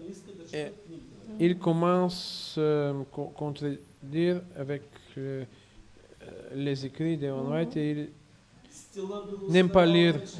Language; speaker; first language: French; non-native, fluent; Bulgarian